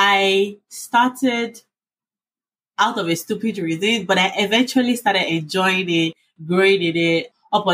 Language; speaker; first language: English; non-native, local second language; Yoruba